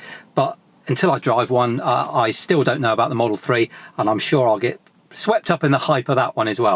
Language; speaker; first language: English; native; English